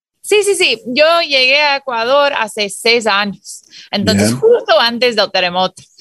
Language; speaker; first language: Spanish; non-native, fluent; English